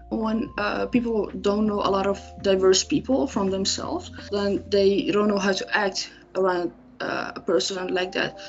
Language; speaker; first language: English; non-native, fluent; Somali